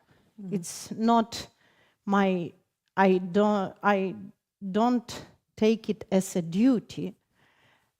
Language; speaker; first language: English; non-native, fluent; Ukrainian